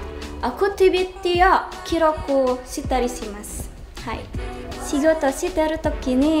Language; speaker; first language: Japanese; non-native, learner; Indonesian